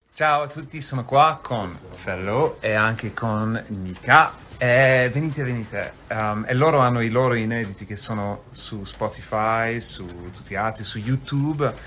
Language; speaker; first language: Italian; non-native, fluent; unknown